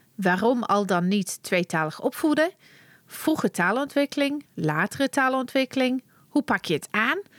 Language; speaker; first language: Dutch; non-native, fluent; English